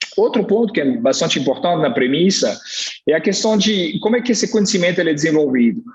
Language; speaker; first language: Portuguese; non-native, fluent; French